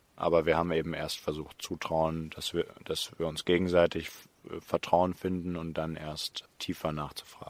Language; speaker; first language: German; native; German